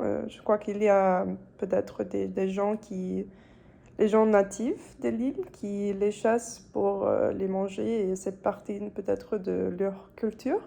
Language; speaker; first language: French; non-native, fluent; English